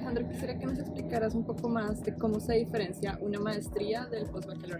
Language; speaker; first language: Spanish; native; Spanish